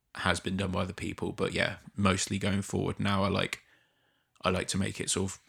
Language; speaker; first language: English; native; English